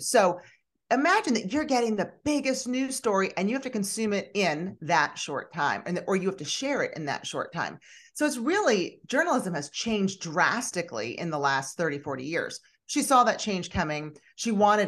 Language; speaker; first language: English; native; English